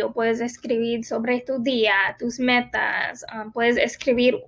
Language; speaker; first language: Spanish; non-native, fluent; English